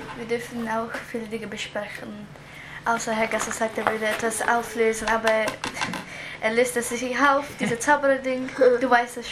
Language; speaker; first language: German; early bilingual, other home language; Croatian